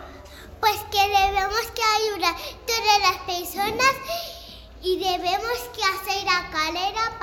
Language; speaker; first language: Spanish; native; Spanish